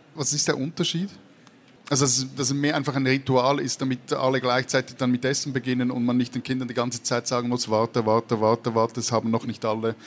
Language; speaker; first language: German; native; German